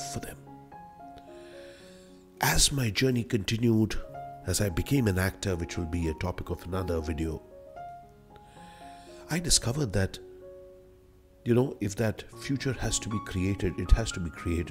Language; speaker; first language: English; non-native, local second language; Hindi